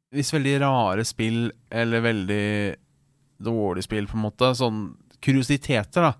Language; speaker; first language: Norwegian; native; Norwegian